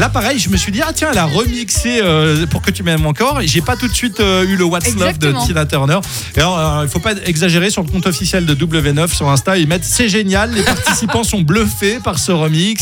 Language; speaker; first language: French; native; French